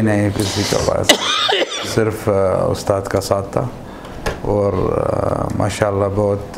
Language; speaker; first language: Hindi; non-native, learner; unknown